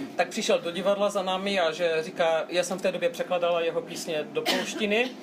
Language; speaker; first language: Czech; non-native, local second language; Polish